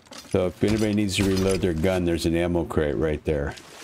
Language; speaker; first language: English; native; English